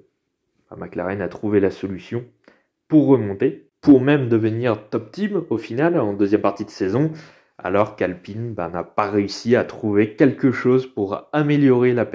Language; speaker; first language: French; native; French